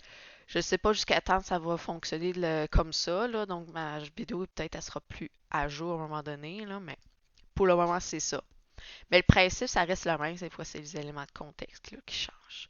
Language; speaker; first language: French; native; French